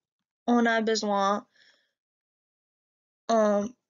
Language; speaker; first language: French; non-native, learner; English